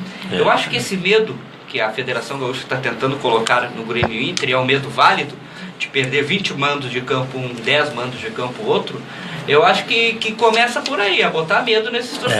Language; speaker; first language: Portuguese; native; Portuguese